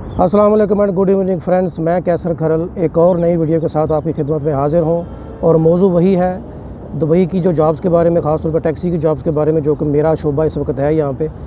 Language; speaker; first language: Urdu; non-native, local second language; Punjabi